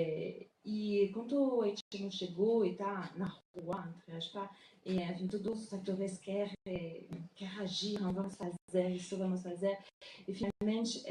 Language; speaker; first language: Portuguese; non-native, fluent; French